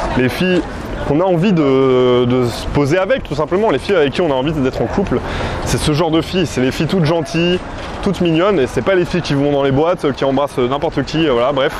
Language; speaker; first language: French; early bilingual, other home language; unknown